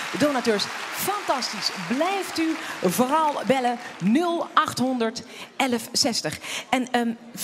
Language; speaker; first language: Dutch; native; Dutch